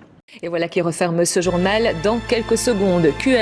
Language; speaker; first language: French; native; French